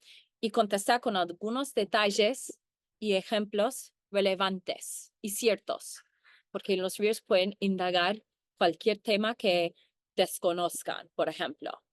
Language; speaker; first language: Spanish; early bilingual, heritage; Spanish